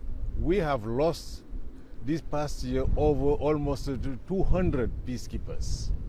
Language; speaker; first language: English; non-native, fluent; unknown